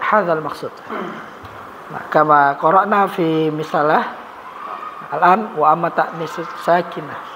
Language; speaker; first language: Arabic; non-native, fluent; Indonesian